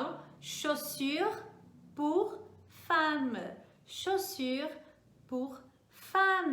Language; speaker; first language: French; non-native, fluent; Portuguese